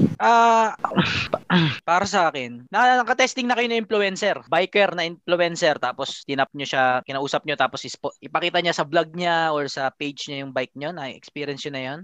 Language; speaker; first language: Filipino; native; Filipino